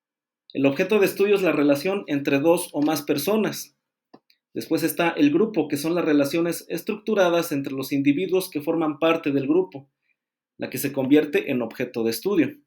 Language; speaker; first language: Spanish; native; Spanish